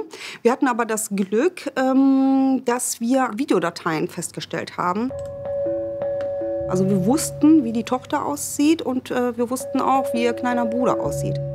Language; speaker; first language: German; native; German